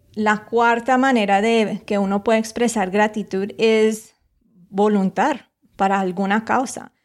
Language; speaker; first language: Spanish; native; Spanish